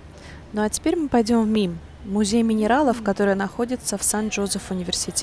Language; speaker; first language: Russian; native; Russian